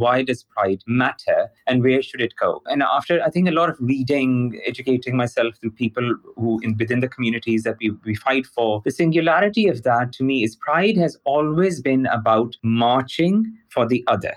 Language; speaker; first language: English; non-native, local second language; Urdu